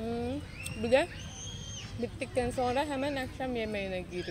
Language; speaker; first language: Turkish; non-native, fluent; Indonesian